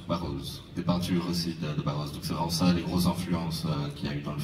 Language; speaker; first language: French; native; French